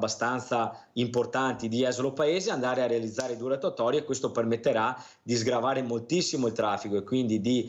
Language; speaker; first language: Italian; native; Italian